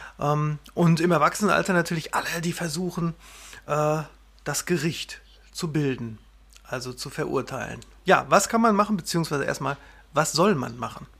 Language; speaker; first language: German; native; German